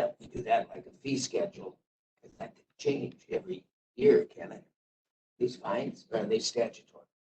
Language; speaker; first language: English; native; English